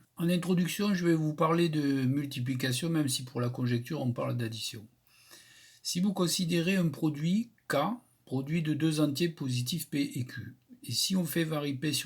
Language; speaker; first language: French; native; French